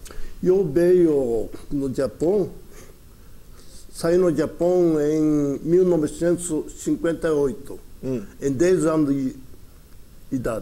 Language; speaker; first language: Portuguese; early bilingual, other home language; Japanese